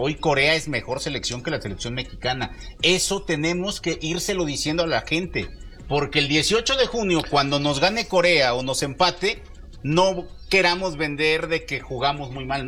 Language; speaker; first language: Spanish; native; Spanish